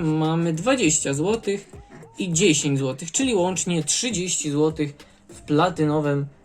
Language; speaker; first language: Polish; native; Polish